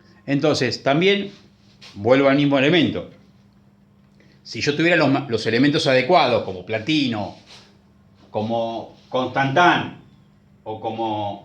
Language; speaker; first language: Spanish; native; Spanish